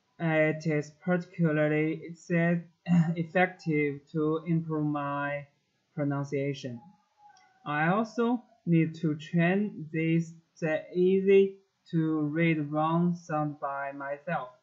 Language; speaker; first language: English; non-native, learner; Chinese